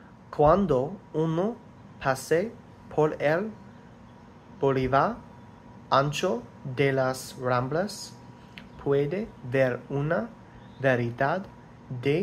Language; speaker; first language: Spanish; non-native, learner; English